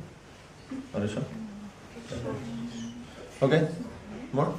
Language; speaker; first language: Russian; non-native, learner; English